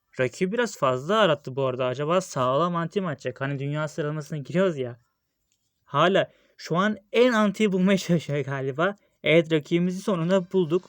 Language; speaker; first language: Turkish; native; Turkish